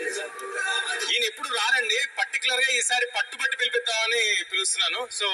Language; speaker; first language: Telugu; native; Telugu